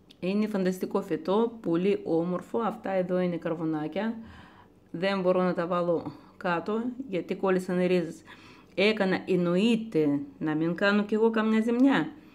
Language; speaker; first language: Greek; non-native, fluent; Russian